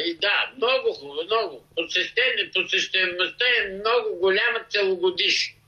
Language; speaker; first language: Bulgarian; native; Bulgarian